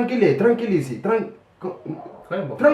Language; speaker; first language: French; non-native, learner; Kabuverdianu